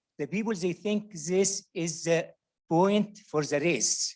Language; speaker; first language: English; non-native, learner; Arabic